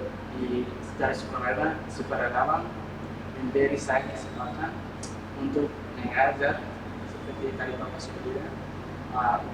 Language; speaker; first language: Indonesian; non-native, fluent; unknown